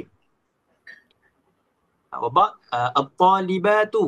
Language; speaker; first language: Arabic; non-native, learner; Malay